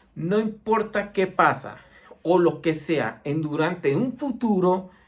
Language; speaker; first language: Spanish; early bilingual, heritage; Spanish